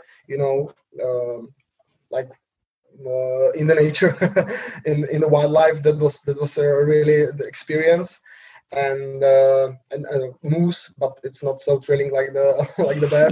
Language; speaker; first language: English; non-native, learner; Slovak